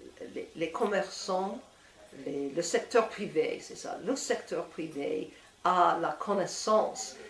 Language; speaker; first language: French; non-native, fluent; English